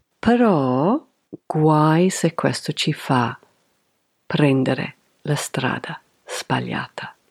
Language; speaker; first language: Italian; non-native, fluent; English